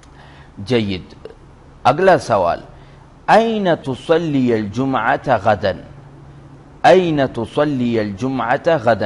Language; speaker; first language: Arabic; non-native, fluent; Urdu